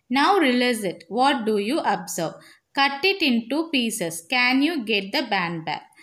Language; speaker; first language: English; non-native, local second language; Tamil